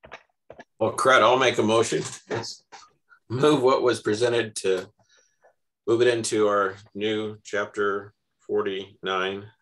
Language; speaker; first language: English; native; English